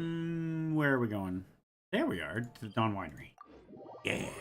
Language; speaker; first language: English; native; English